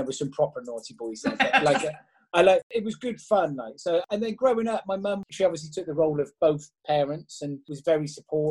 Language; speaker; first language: English; native; English